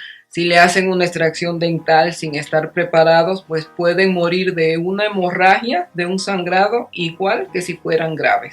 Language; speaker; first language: Spanish; native; Spanish